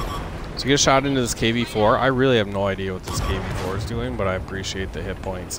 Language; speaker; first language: English; native; English